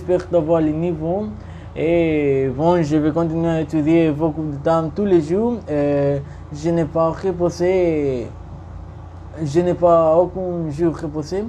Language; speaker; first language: French; non-native, learner; Spanish